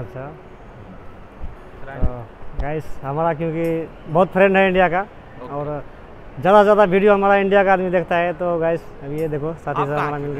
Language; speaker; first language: Hindi; non-native, local second language; Maithili